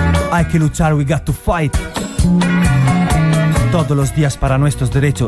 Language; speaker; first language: Spanish; native; Spanish